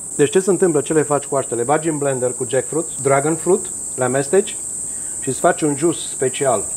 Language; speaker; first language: Romanian; native; Romanian